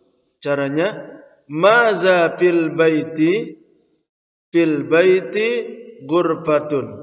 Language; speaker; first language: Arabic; non-native, fluent; Indonesian